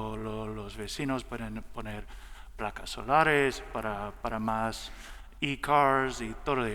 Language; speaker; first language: Spanish; non-native, learner; English